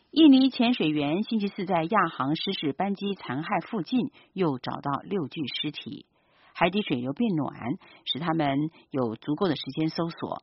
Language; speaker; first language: Chinese; native; Chinese